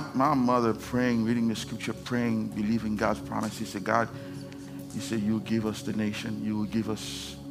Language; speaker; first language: English; non-native, fluent; Haitian Creole